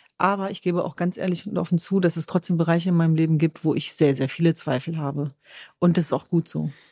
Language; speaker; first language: German; early bilingual, other home language; Kurdish